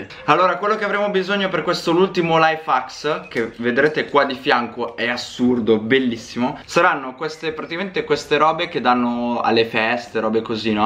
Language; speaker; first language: Italian; native; Italian